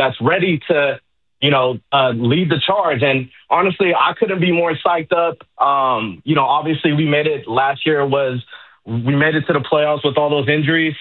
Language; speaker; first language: English; native; English